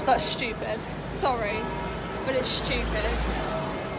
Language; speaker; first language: English; native; English